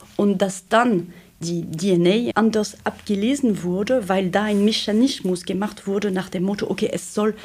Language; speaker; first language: German; non-native, fluent; French